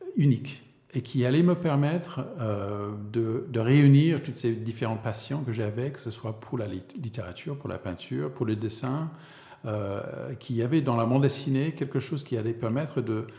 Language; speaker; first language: French; non-native, fluent; English